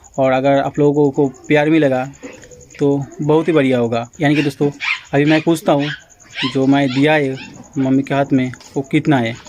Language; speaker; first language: Hindi; non-native, local second language; Bangla